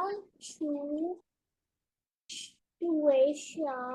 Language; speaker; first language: Chinese; non-native, learner; Urdu